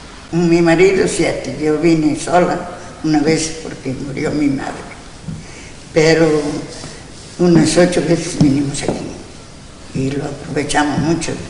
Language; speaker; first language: Spanish; non-native, local second language; Galician